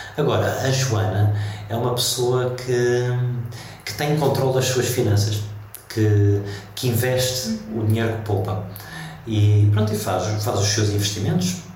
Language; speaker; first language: Portuguese; early bilingual, heritage; Portuguese